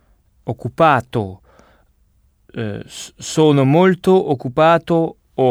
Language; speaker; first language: Italian; non-native, learner; French